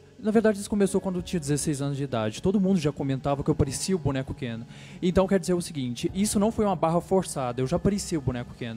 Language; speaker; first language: Portuguese; native; Portuguese